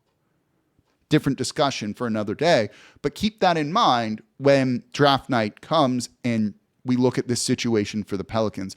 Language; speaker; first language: English; native; English